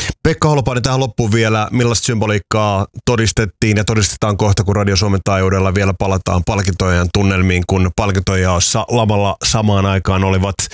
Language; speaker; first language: Finnish; native; Finnish